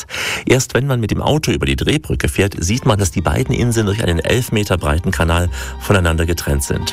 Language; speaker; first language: German; native; German